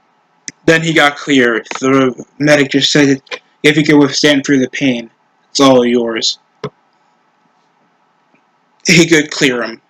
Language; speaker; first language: English; native; English